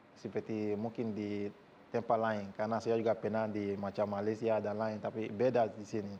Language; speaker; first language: Indonesian; non-native, fluent; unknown